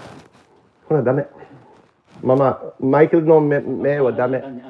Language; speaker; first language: Japanese; non-native, learner; English